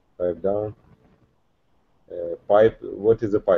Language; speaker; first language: English; non-native, learner; Russian